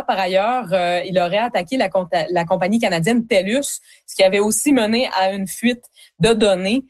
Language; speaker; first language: French; native; French